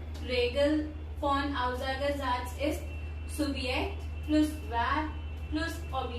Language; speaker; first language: German; non-native, fluent; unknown